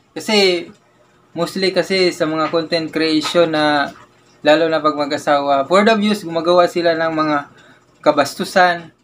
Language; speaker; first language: Filipino; non-native, local second language; Cebuano